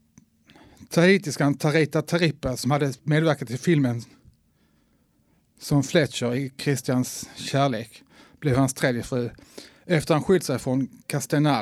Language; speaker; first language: Swedish; native; Swedish